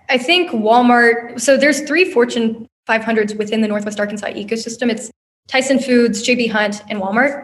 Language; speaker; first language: English; native; English